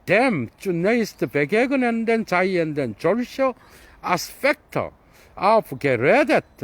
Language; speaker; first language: German; non-native, fluent; Korean